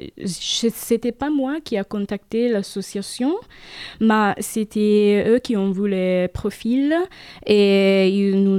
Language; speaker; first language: French; non-native, fluent; Italian